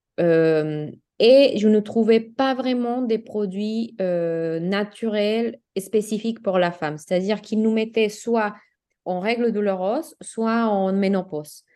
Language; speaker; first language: French; non-native, fluent; Spanish